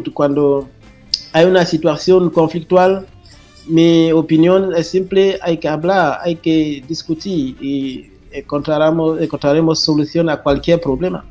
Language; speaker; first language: Spanish; non-native, fluent; French